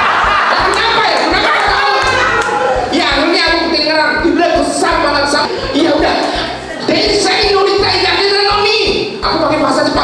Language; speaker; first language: Indonesian; non-native, fluent; Japanese